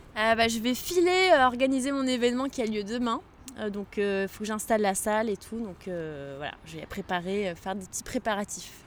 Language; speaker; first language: French; non-native, local second language; Arabic